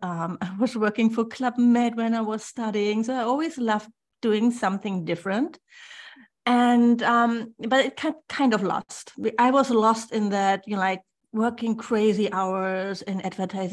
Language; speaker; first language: English; non-native, fluent; German